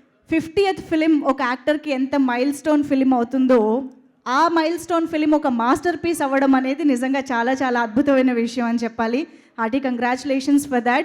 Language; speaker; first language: Telugu; native; Telugu